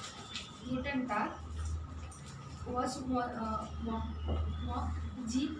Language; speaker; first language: German; non-native, learner; Marathi